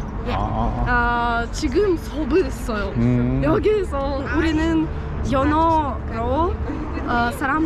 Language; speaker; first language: Korean; non-native, learner; Russian